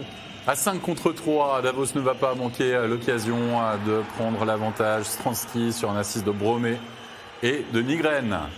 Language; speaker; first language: French; native; French